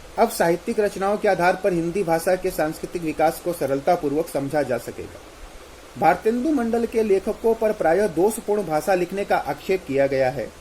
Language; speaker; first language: Hindi; native; Hindi